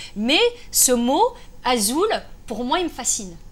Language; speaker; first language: French; native; French